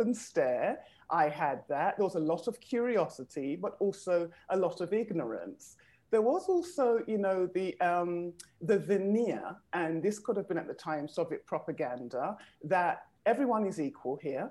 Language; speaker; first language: English; native; English